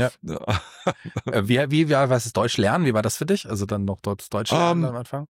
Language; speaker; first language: German; native; German